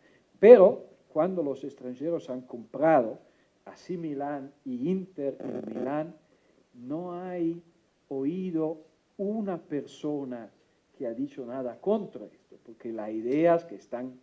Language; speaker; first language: Spanish; non-native, fluent; Italian